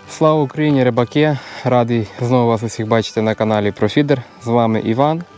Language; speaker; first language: Ukrainian; native; Ukrainian